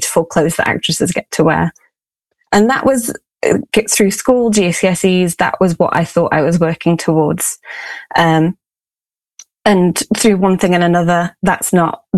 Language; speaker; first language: English; native; English